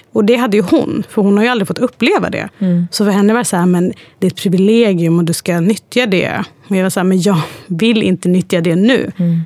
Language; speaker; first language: Swedish; early bilingual, other home language; Arabic